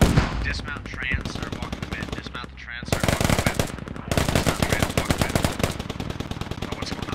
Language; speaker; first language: English; native; English